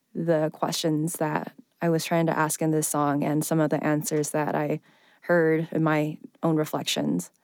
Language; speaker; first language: English; early bilingual, other home language; Chinese